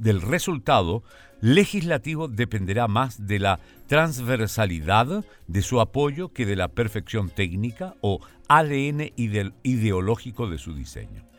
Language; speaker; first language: Spanish; native; Spanish